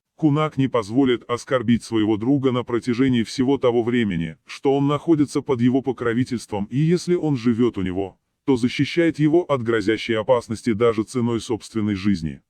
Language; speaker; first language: Russian; non-native, local second language; Chechen